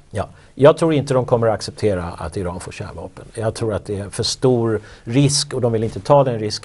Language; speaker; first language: Swedish; native; Swedish